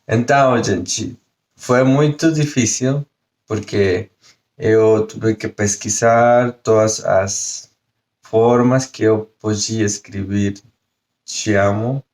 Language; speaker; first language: Portuguese; non-native, learner; Spanish